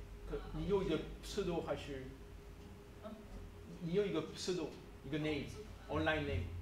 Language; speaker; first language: Chinese; non-native, learner; French